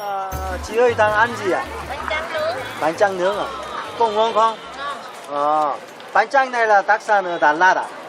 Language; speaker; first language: Vietnamese; non-native, fluent; Korean